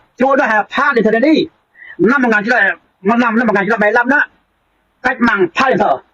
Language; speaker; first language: Vietnamese; non-native, local second language; Jarai